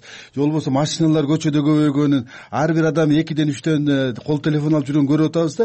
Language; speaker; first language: Kyrgyz; native; Kyrgyz